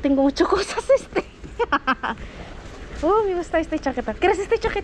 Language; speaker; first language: Spanish; non-native, learner; Filipino